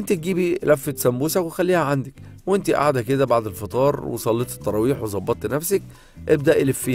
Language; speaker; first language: Arabic; native; Arabic